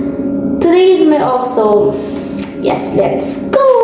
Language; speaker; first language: English; non-native, learner; Filipino